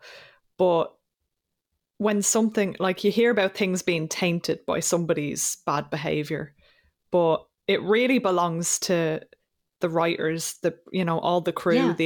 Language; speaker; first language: English; native; English